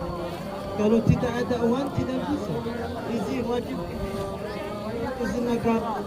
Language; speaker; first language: Indonesian; non-native, learner; Arabic